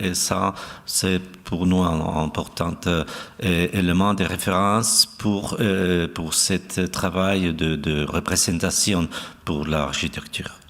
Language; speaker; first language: French; non-native, fluent; Spanish